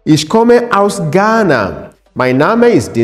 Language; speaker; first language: German; non-native, fluent; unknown